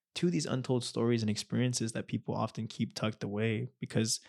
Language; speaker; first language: English; native; English